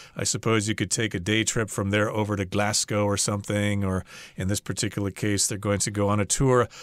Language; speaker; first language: English; native; English